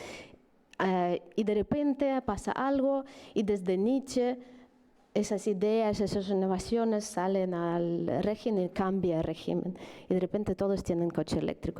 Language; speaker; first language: Spanish; non-native, fluent; Ukrainian